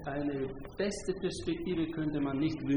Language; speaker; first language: German; non-native, fluent; Hungarian